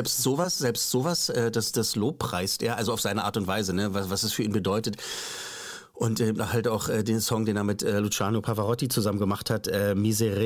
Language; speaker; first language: German; native; German